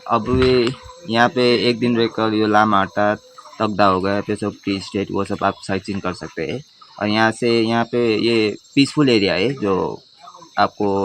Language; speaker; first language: Hindi; non-native, local second language; Nepali